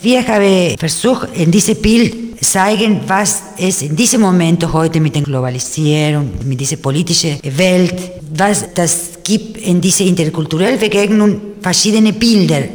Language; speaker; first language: German; non-native, learner; Spanish